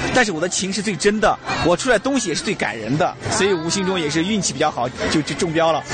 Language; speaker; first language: Chinese; native; Chinese